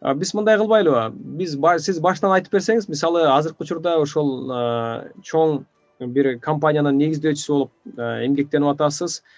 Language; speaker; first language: Kyrgyz; native; Kyrgyz